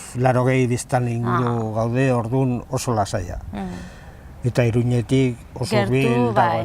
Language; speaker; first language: Basque; non-native, local second language; Spanish